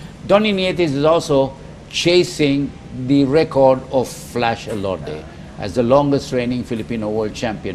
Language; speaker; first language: English; non-native, local second language; Filipino